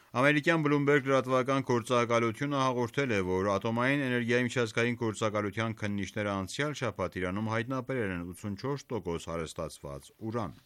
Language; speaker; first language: Armenian; native; Armenian